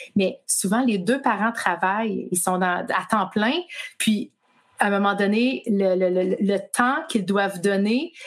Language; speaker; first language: French; native; French